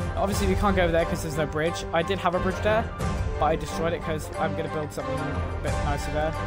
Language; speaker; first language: English; native; English